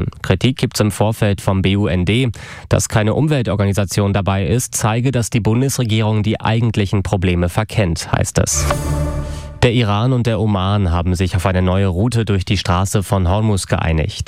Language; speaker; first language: German; native; German